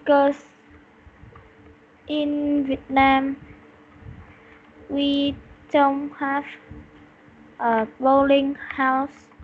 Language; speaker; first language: English; non-native, learner; Vietnamese